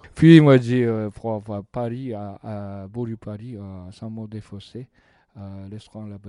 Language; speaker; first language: French; non-native, fluent; Japanese